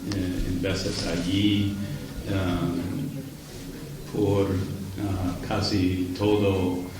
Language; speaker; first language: Spanish; non-native, learner; English